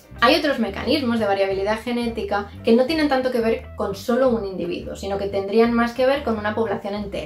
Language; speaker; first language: Spanish; native; Spanish